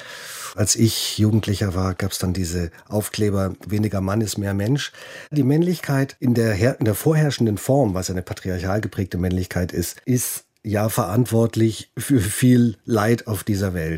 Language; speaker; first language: German; native; German